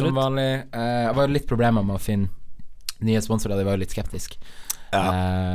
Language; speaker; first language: Norwegian; native; Norwegian